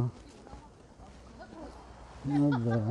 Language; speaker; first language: Russian; non-native, learner; Vietnamese